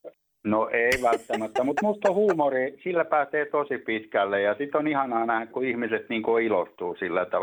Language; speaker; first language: Finnish; native; Finnish